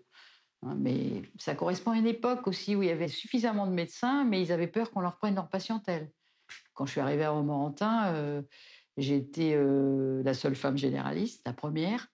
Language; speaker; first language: French; native; French